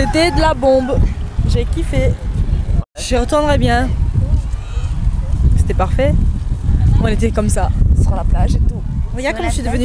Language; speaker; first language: French; native; French